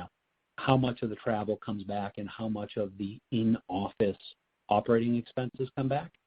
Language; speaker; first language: English; native; English